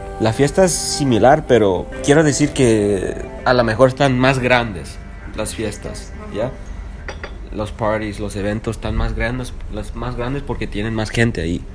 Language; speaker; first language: Spanish; early bilingual, heritage; Spanish